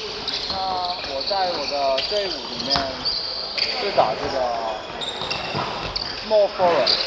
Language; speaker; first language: Chinese; non-native, local second language; Cantonese